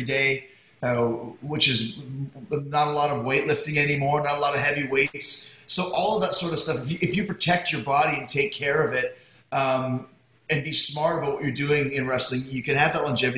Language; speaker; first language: English; native; English